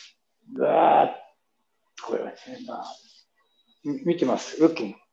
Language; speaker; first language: Japanese; native; Japanese